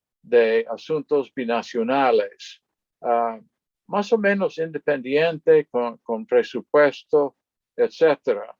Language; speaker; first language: Spanish; non-native, fluent; English